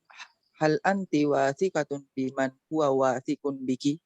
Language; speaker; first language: Arabic; non-native, learner; Indonesian